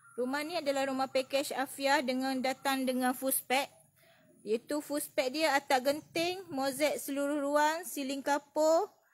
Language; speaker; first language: Malay; native; Malay